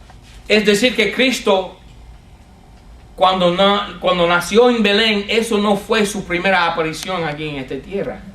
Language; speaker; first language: Spanish; non-native, fluent; English